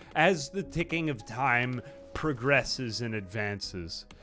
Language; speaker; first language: English; native; English